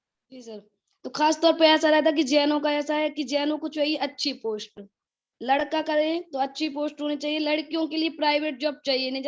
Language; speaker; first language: Hindi; native; Hindi